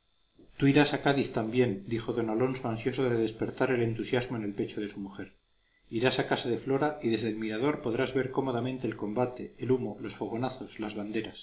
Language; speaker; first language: Spanish; native; Spanish